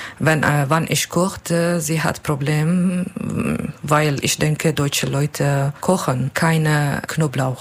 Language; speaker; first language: German; non-native, learner; Arabic